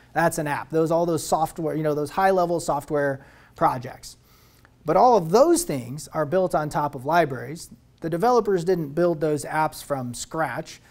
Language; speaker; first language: English; native; English